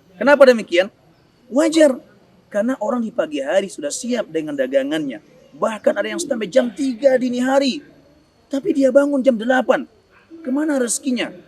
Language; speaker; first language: Indonesian; non-native, local second language; Minangkabau